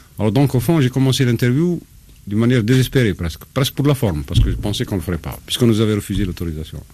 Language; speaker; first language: French; non-native, local second language; Arabic